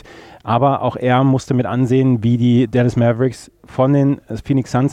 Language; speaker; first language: German; native; German